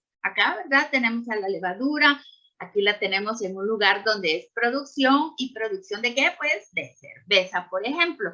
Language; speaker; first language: Spanish; native; Spanish